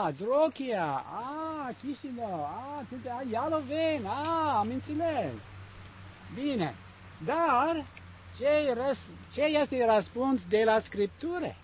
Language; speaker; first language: Romanian; non-native, learner; English